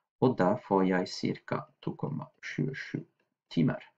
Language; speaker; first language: Norwegian; non-native, fluent; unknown